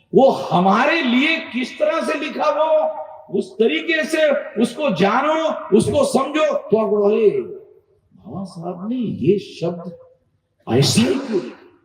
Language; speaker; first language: Hindi; non-native, local second language; Marathi